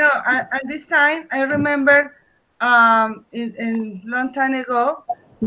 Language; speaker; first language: English; non-native, learner; Spanish